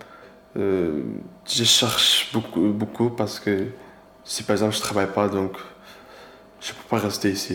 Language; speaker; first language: French; non-native, learner; Persian